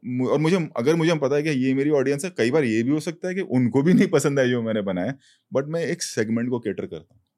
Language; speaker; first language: Hindi; native; Hindi